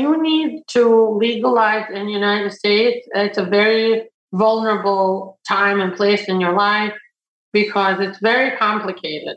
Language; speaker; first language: English; early bilingual, other home language; Ukrainian